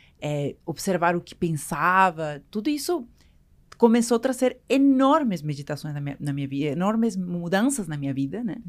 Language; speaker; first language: Portuguese; non-native, fluent; Spanish